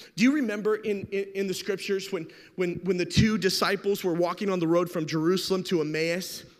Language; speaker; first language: English; native; English